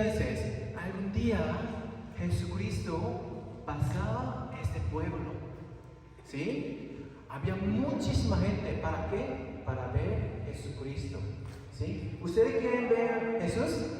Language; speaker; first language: Spanish; non-native, fluent; Korean